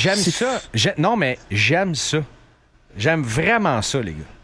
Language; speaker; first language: French; native; French